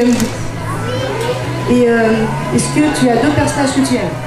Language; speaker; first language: French; native; French